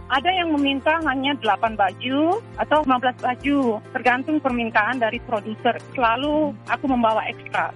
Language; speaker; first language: Indonesian; native; Indonesian